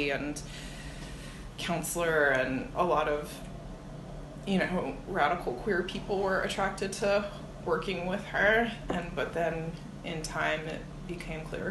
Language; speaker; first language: English; native; English